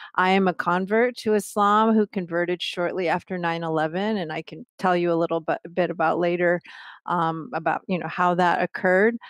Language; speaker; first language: English; native; English